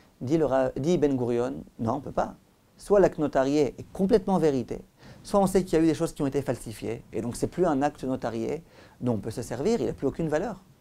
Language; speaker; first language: French; native; French